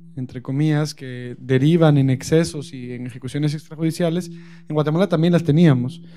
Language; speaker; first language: Spanish; native; Spanish